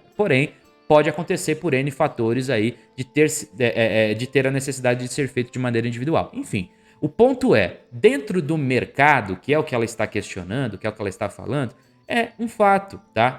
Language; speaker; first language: Portuguese; native; Portuguese